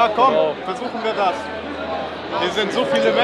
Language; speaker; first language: German; native; German